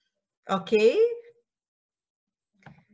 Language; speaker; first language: English; non-native, learner; Portuguese